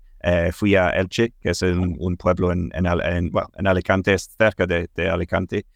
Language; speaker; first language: Spanish; non-native, fluent; English